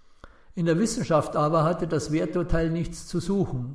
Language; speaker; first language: German; native; German